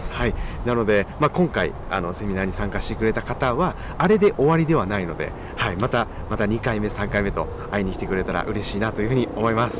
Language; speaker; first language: Japanese; native; Japanese